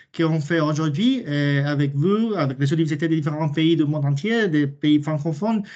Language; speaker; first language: French; non-native, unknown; Spanish